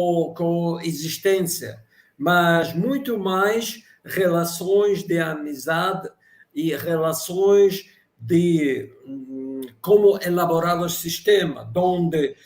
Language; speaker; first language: Portuguese; non-native, fluent; Russian